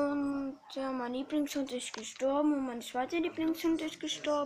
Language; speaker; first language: German; early bilingual, other home language; Polish